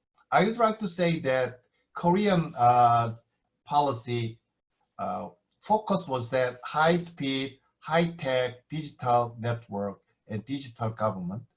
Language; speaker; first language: English; non-native, fluent; Korean